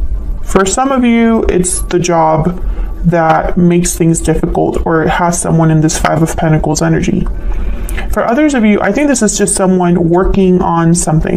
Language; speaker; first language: English; native; English